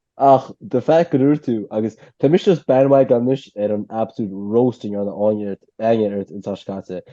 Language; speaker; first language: Irish; native; Irish